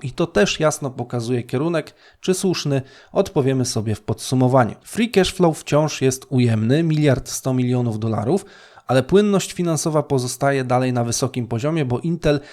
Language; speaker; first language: Polish; native; Polish